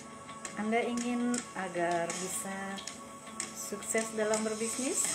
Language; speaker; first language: Indonesian; native; Indonesian